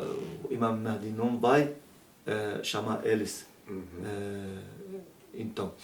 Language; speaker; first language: Portuguese; non-native, learner; Arabic